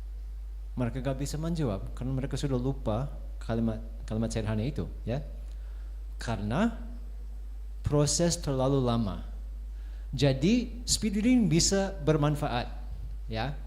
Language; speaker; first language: Indonesian; non-native, fluent; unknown